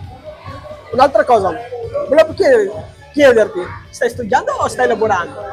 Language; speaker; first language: Italian; non-native, learner; Filipino